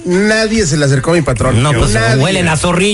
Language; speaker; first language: Spanish; native; Spanish